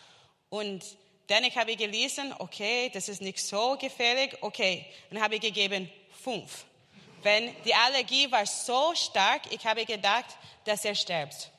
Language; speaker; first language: German; non-native, learner; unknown